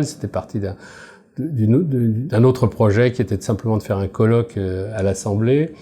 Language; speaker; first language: French; native; French